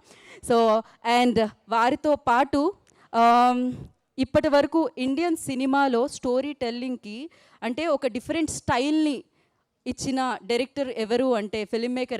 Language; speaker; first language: Telugu; native; Telugu